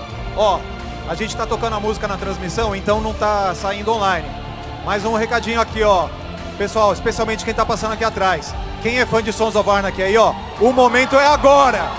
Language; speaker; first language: Portuguese; native; Portuguese